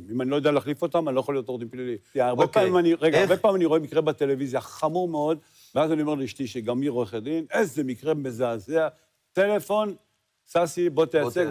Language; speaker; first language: Hebrew; native; Hebrew